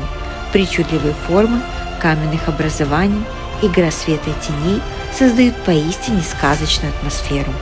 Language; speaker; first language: Russian; native; Russian